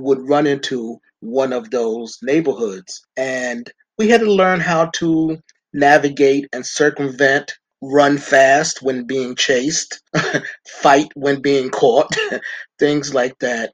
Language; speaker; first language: English; native; English